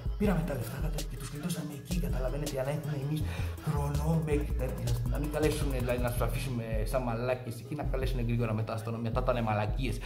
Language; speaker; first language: Greek; non-native, fluent; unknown